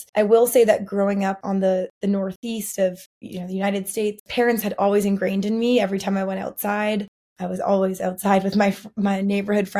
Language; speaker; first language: English; native; English